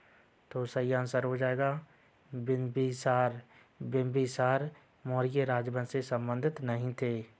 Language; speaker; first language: Hindi; native; Hindi